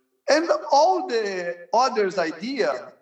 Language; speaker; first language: English; non-native, learner; Portuguese